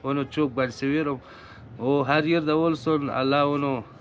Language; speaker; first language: Turkish; non-native, learner; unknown